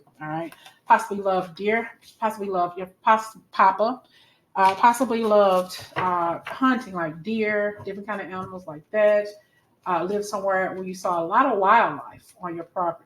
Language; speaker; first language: English; native; English